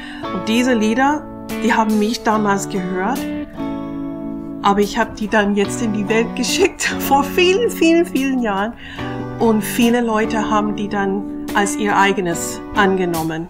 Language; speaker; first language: German; non-native, fluent; English